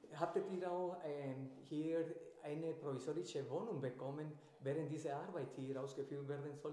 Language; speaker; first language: German; non-native, fluent; Spanish